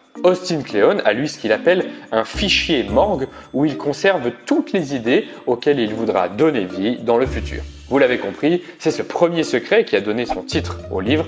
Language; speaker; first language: French; native; French